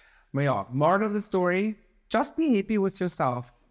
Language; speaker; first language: English; non-native, local second language; Afrikaans